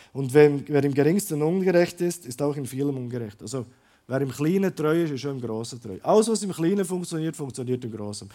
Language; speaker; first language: German; early bilingual, other home language; Croatian